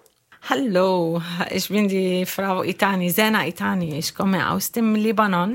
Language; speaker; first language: German; non-native, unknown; Arabic